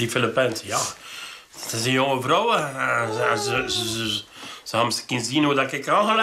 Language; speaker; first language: Dutch; native; Dutch